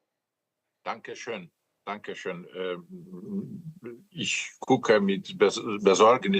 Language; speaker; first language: German; non-native, fluent; Polish